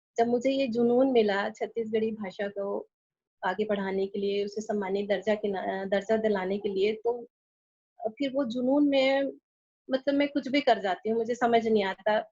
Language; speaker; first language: Hindi; non-native, local second language; Chhattisgarhi